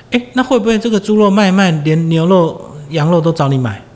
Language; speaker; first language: Chinese; native; Chinese